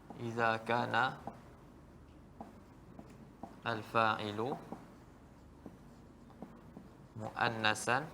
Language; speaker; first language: Arabic; non-native, fluent; Malay